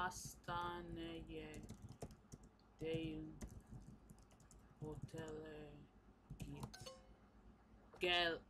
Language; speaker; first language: Turkish; non-native, learner; English